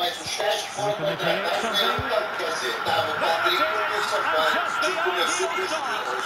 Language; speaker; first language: Portuguese; native; Portuguese